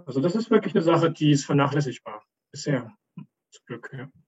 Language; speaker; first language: German; native; German